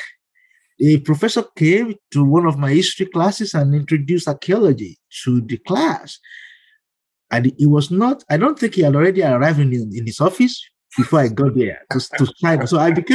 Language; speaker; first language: English; non-native, local second language; Yoruba